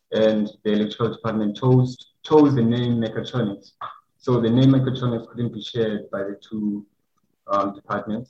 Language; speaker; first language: English; non-native, local second language; Xhosa